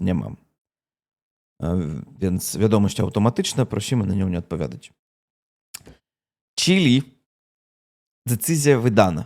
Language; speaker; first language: Polish; non-native, learner; Russian